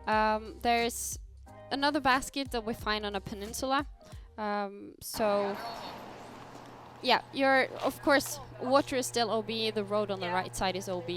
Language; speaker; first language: English; non-native, fluent; Norwegian